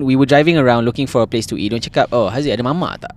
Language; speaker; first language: English; non-native, local second language; Malay